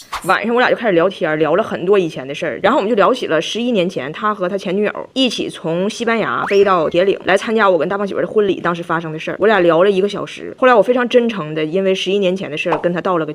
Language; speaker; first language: Chinese; native; Chinese